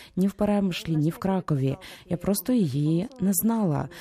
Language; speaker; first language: Ukrainian; native; Ukrainian